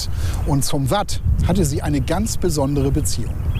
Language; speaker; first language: German; native; German